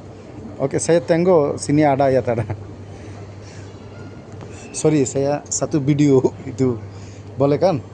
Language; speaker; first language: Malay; non-native, learner; Bangla